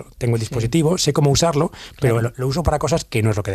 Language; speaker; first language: Spanish; native; Spanish